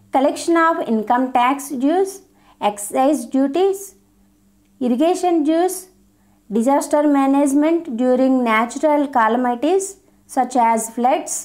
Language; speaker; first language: English; non-native, local second language; Telugu